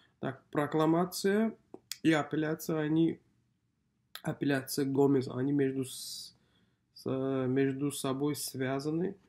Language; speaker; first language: Russian; non-native, local second language; Uzbek